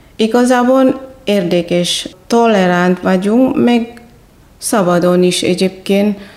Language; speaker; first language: Hungarian; non-native, fluent; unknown